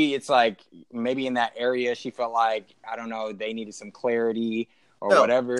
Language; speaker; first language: English; native; English